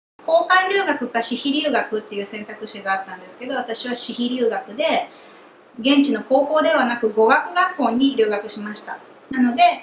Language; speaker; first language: Japanese; native; Japanese